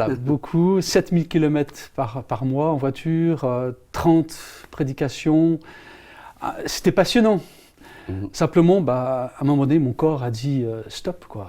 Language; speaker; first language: French; native; French